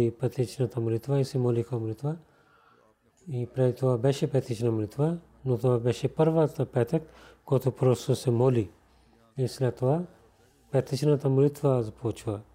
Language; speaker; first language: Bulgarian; non-native, learner; Urdu